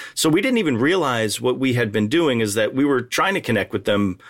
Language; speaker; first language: English; native; English